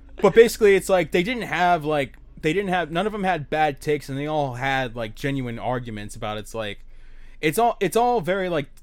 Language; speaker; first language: English; early bilingual, other home language; Spanish